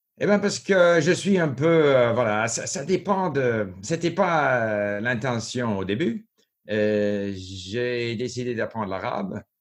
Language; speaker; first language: French; non-native, local second language; English